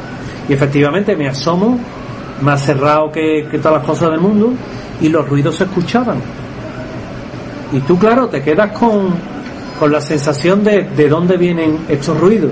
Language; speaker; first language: Spanish; native; Spanish